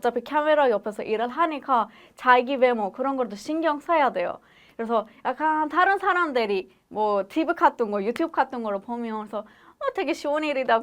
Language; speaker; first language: Korean; non-native, fluent; Persian